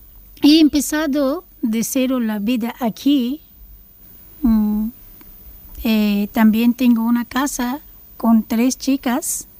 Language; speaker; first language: Spanish; non-native, learner; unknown